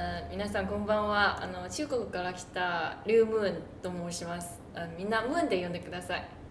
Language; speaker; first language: Japanese; non-native, fluent; Chinese